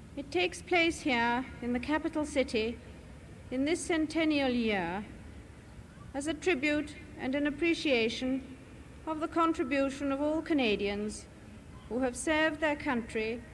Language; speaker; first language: English; early bilingual, other home language; French